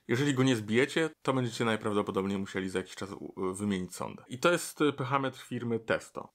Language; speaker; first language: Polish; native; Polish